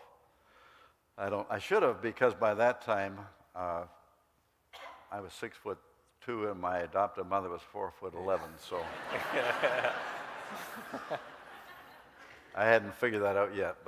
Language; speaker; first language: English; native; English